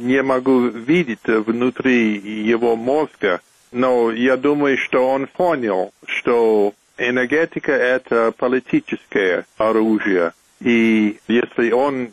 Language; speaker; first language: Russian; non-native, fluent; English